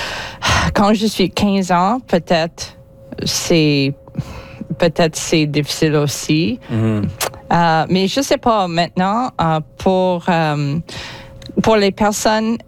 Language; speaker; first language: French; non-native, learner; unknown